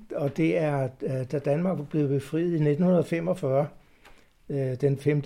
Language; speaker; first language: Danish; native; Danish